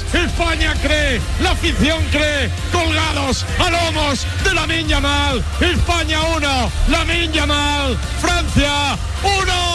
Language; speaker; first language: Spanish; native; Spanish